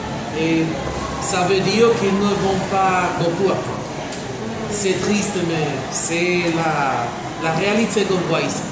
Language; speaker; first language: French; non-native, fluent; Spanish